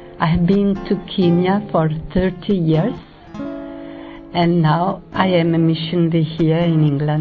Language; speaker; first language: English; non-native, fluent; Italian